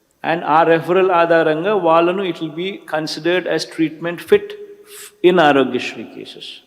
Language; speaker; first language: English; non-native, local second language; Telugu